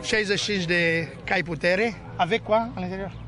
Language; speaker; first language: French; non-native, fluent; Romanian